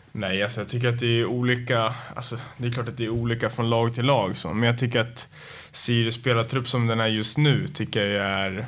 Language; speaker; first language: Swedish; native; Swedish